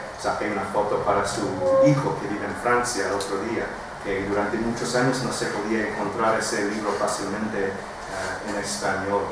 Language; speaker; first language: Spanish; non-native, fluent; English